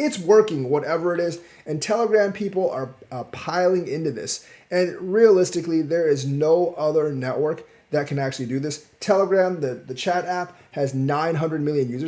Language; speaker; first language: English; native; English